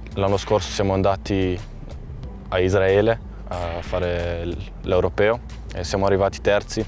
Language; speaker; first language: Italian; non-native, fluent; German